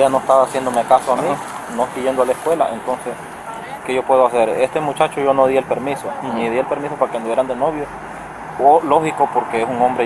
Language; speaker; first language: Spanish; native; Spanish